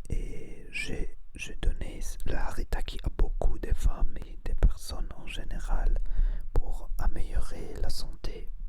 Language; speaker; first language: French; non-native, learner; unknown